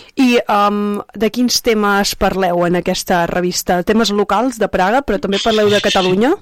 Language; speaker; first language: Catalan; native; Catalan